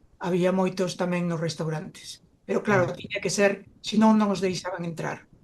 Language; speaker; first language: Galician; native; Galician